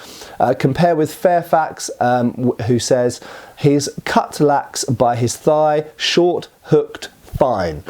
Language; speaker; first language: English; native; English